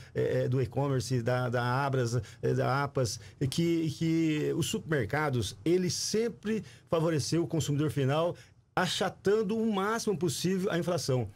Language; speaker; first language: Portuguese; native; Portuguese